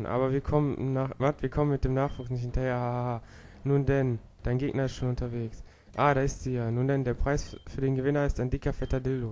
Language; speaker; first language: German; native; German